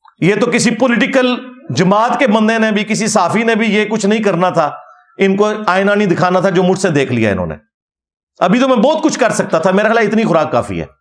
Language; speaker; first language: Urdu; non-native, local second language; Punjabi